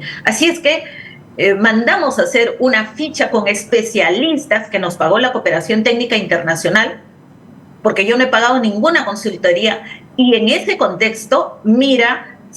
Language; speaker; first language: Spanish; native; Spanish